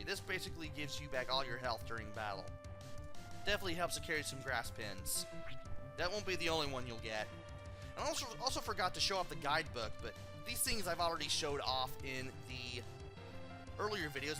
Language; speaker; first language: English; native; English